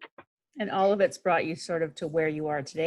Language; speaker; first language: English; native; English